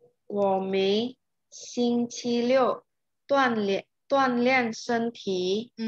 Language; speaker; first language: Chinese; non-native, learner; Indonesian